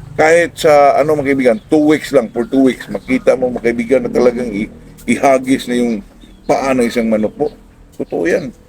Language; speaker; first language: Filipino; non-native, local second language; Cebuano